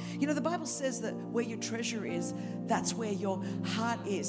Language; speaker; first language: English; native; English